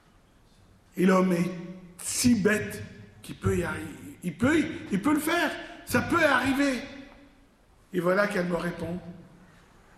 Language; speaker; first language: French; non-native, local second language; Arabic